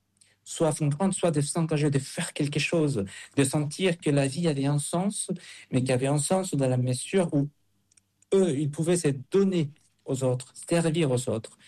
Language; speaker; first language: French; non-native, fluent; Spanish